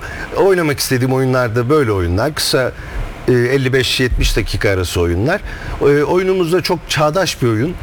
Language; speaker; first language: Turkish; native; Turkish